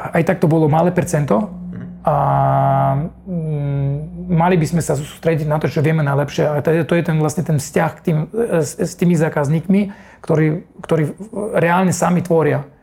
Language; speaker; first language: Slovak; non-native, fluent; Russian